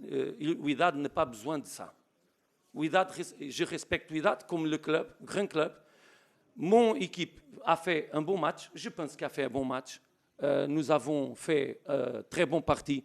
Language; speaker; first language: French; non-native, learner; Portuguese